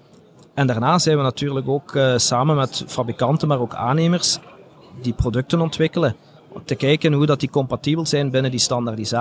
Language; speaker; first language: Dutch; native; Dutch